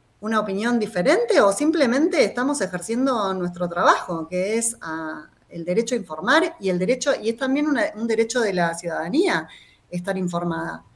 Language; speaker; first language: Spanish; native; Spanish